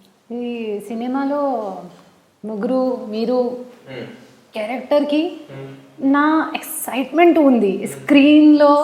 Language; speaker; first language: Telugu; non-native, learner; Hindi